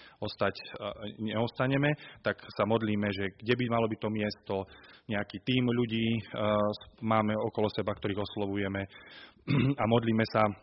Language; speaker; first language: Slovak; native; Slovak